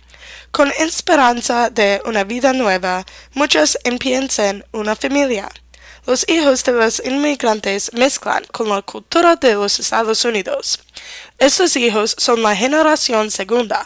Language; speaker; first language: Spanish; non-native, learner; English